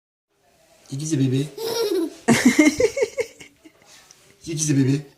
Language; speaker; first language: French; native; French